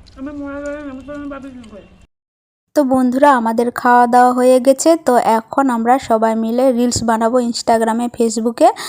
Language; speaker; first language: Bangla; non-native, local second language; Santali